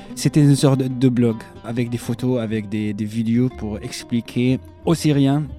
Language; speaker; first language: French; non-native, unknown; Arabic